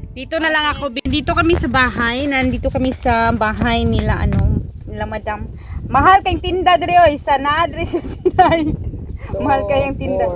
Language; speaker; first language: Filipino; non-native, local second language; Cebuano